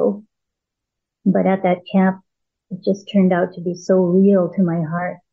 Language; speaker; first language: English; native; English